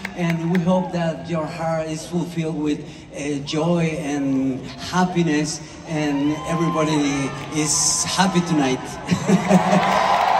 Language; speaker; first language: English; non-native, learner; Spanish